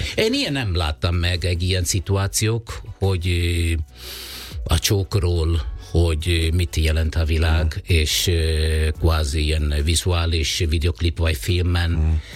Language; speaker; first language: Hungarian; non-native, learner; Italian